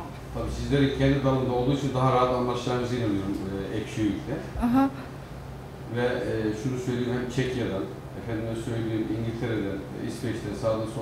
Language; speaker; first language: Turkish; native; Turkish